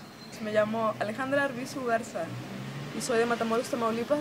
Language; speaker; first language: Spanish; native; Spanish